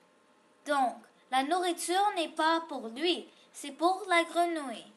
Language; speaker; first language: French; non-native, local second language; English